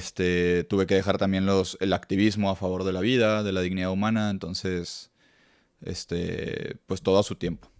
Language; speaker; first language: Spanish; native; Spanish